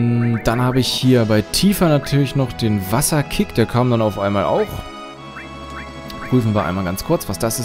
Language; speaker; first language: German; native; German